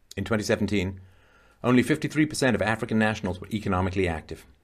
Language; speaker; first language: English; native; English